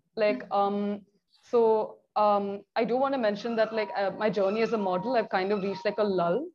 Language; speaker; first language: English; non-native, local second language; Malayalam